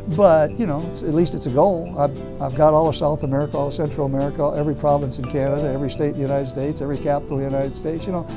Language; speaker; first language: English; native; English